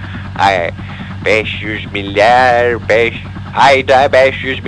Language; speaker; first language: Turkish; native; Turkish